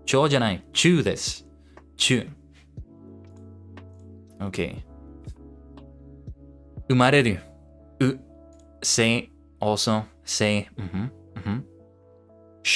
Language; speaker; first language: Japanese; non-native, learner; English